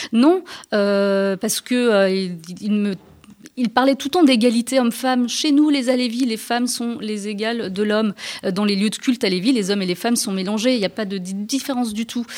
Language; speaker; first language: French; early bilingual, other home language; Turkish